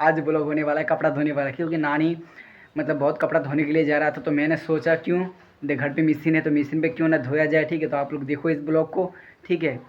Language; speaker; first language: Hindi; non-native, local second language; Bangla